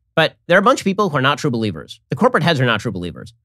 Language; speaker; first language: English; native; English